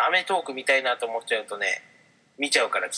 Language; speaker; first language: Japanese; native; Japanese